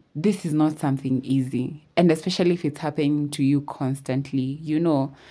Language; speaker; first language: English; non-native, local second language; Swahili